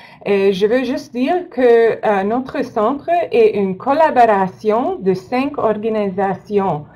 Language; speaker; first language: French; non-native, learner; English